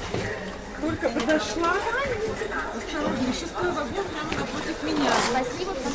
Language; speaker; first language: Russian; native; Russian